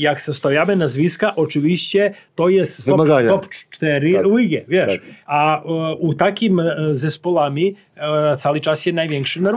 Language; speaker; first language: Polish; non-native, learner; Serbian